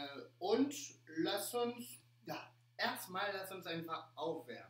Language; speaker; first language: German; non-native, fluent; French